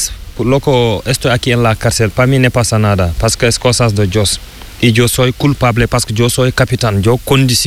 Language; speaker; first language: Spanish; non-native, learner; Fula